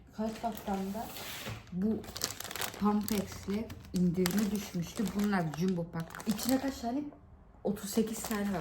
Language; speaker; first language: Turkish; early bilingual, heritage; Turkish